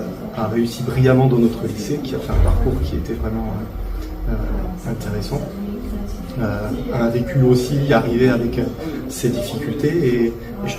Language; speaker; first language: French; native; French